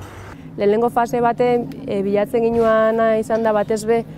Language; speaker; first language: Basque; native; Basque